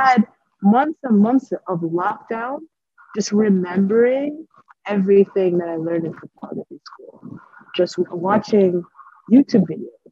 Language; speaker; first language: English; native; English